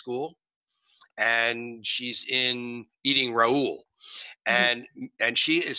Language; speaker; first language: English; native; English